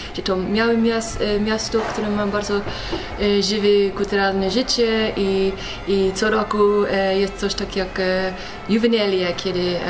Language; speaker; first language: Polish; non-native, fluent; English